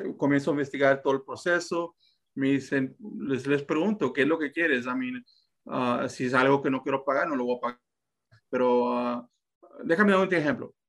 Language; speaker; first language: Spanish; early bilingual, heritage; Spanish